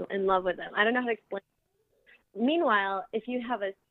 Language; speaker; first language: English; native; English